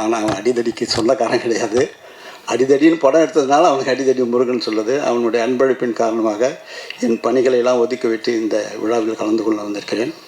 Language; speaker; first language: Tamil; native; Tamil